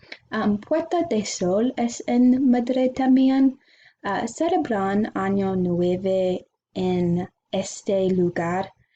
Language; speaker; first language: Spanish; non-native, learner; English